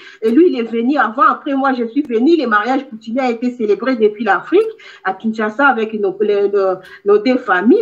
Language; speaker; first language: French; non-native, local second language; Lingala